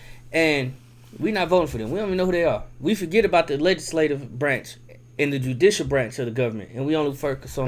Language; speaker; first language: English; native; English